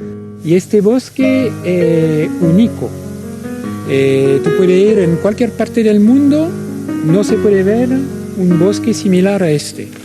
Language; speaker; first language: Spanish; non-native, fluent; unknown